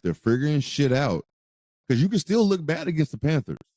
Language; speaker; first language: English; native; English